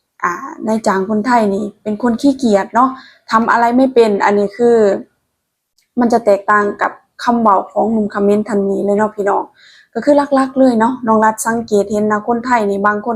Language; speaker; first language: Thai; non-native, local second language; Lao